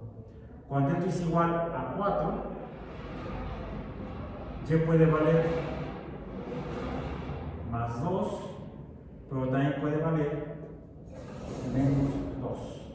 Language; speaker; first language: Spanish; native; Spanish